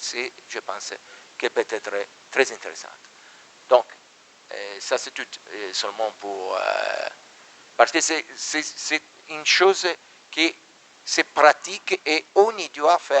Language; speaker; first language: French; non-native, learner; Italian